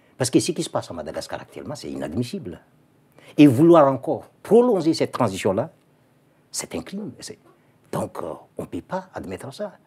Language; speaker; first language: French; non-native, local second language; Malagasy